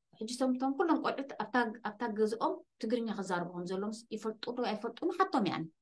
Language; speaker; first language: Tigrinya; native; Tigrinya